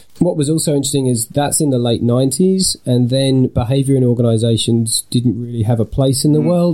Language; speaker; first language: English; native; English